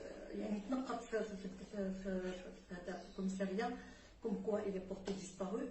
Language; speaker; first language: Arabic; native; Arabic